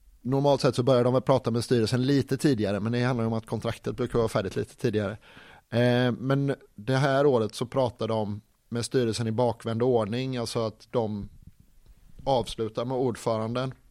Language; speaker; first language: Swedish; native; Swedish